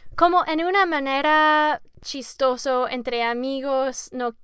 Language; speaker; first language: Spanish; non-native, learner; English